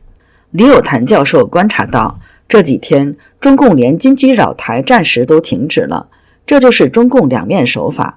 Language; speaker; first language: Chinese; native; Chinese